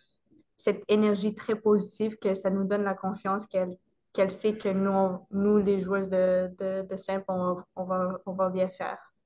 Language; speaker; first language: French; non-native, local second language; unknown